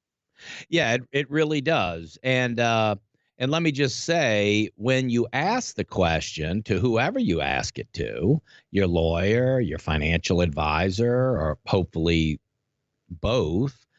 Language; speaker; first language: English; native; English